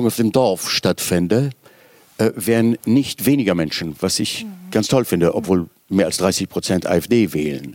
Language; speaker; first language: German; native; German